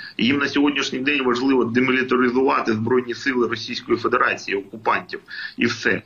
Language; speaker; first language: Ukrainian; native; Ukrainian